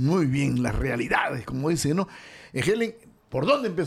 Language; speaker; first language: Spanish; native; Spanish